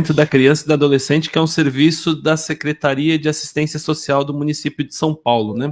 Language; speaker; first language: Portuguese; native; Portuguese